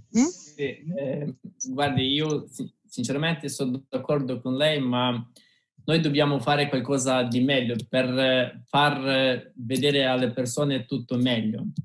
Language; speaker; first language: Italian; non-native, fluent; Russian